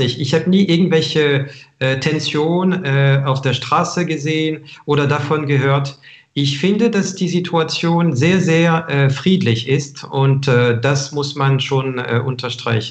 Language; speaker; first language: German; non-native, fluent; French